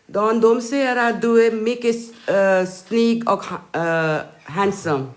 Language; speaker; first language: Swedish; non-native, learner; Urdu